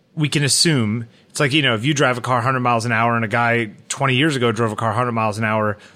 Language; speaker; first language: English; early bilingual, other home language; Ukrainian